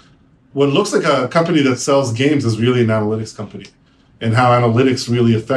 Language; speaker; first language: English; native; English